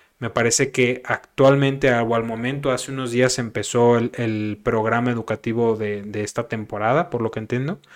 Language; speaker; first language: Spanish; native; Spanish